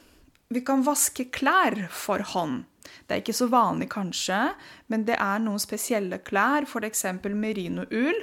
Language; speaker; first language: Norwegian; non-native, fluent; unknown